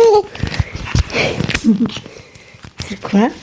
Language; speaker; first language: French; native; French